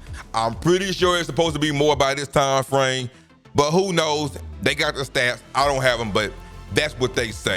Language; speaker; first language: English; native; English